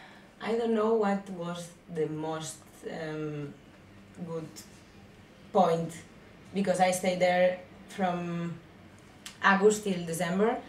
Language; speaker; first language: English; non-native, learner; Spanish